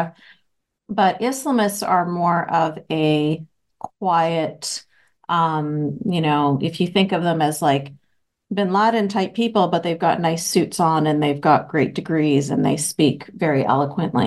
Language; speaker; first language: English; native; English